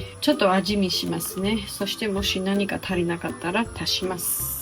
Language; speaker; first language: Japanese; non-native, fluent; Georgian